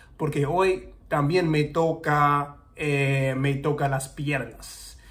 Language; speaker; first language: Spanish; non-native, learner; English